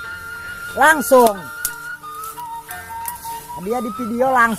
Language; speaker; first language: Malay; non-native, local second language; Sundanese